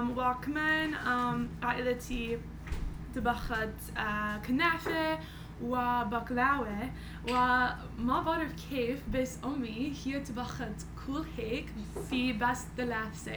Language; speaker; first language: Arabic; non-native, learner; English